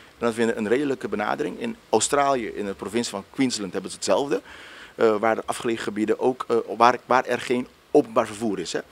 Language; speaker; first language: Dutch; non-native, local second language; Papiamento